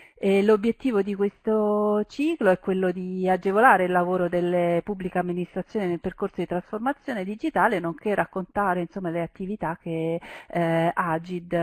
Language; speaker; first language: Italian; native; Italian